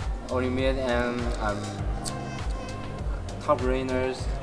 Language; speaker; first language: English; non-native, learner; Chinese